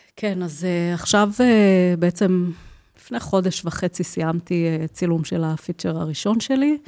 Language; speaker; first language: Hebrew; native; Hebrew